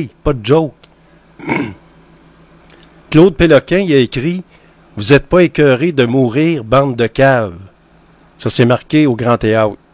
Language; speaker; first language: French; native; French